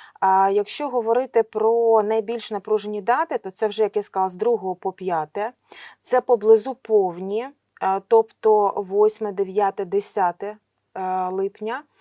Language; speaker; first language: Ukrainian; non-native, local second language; Russian